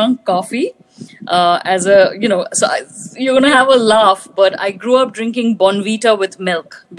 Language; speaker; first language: English; non-native, local second language; Hindi